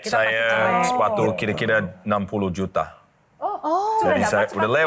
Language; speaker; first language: Indonesian; non-native, learner; English